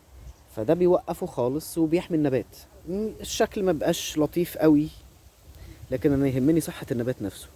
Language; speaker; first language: Arabic; native; Arabic